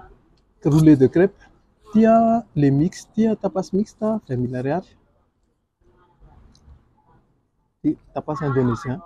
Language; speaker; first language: French; non-native, local second language; Malagasy